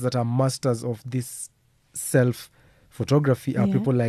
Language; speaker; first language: English; non-native, local second language; Kamba